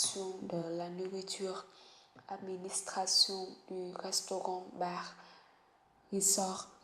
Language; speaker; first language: French; non-native, learner; Vietnamese